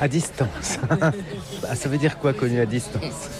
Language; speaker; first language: French; native; French